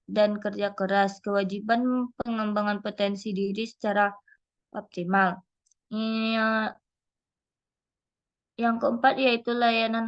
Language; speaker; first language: Indonesian; native; Indonesian